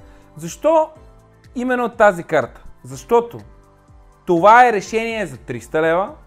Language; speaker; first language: Bulgarian; native; Bulgarian